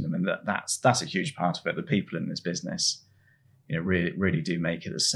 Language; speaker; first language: English; native; English